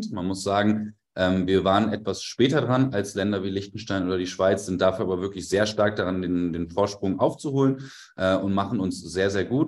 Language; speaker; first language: German; native; German